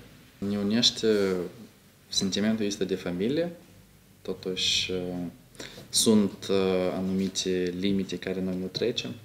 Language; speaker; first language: Romanian; non-native, local second language; Russian